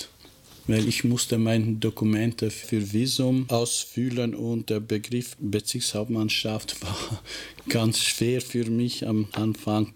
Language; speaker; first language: German; non-native, fluent; Albanian